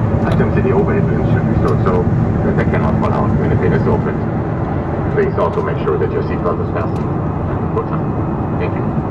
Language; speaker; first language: English; non-native, fluent; German